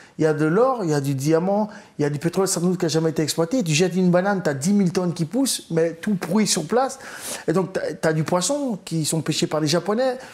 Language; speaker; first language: French; early bilingual, other home language; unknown